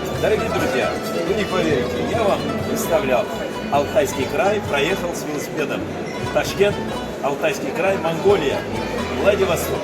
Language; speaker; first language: Russian; non-native, local second language; Uzbek